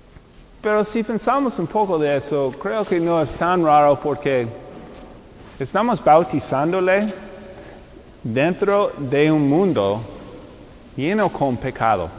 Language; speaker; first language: Spanish; non-native, fluent; English